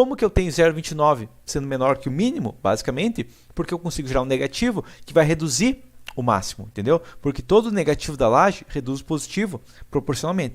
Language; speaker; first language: Portuguese; native; Portuguese